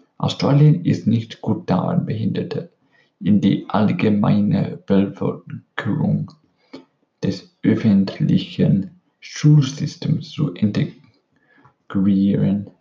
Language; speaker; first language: German; non-native, learner; English